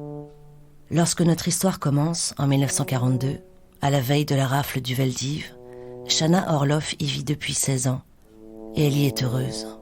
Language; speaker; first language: French; native; French